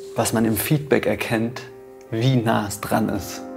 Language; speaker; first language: German; native; German